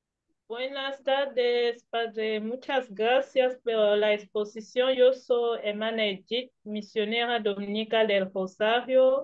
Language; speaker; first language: Spanish; non-native, learner; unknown